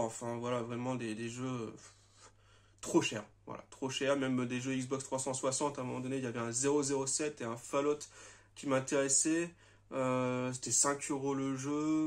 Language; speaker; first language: French; native; French